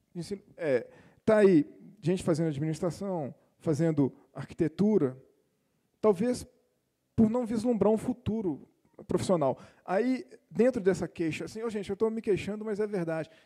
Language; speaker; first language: Portuguese; native; Portuguese